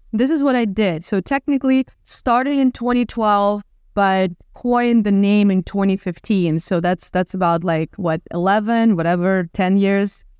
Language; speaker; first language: English; non-native, fluent; Russian